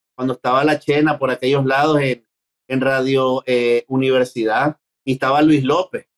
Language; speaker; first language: Spanish; native; Spanish